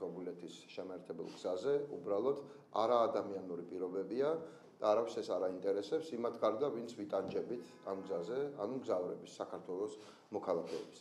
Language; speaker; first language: Georgian; native; Georgian